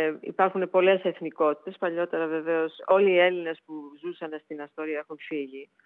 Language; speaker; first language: Greek; early bilingual, heritage; Greek